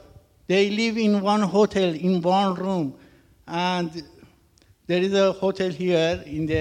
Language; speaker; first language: English; non-native, learner; Persian